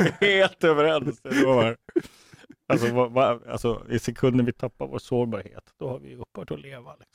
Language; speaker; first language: Swedish; native; Swedish